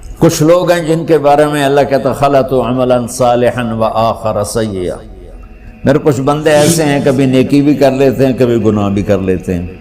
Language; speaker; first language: Urdu; non-native, local second language; Punjabi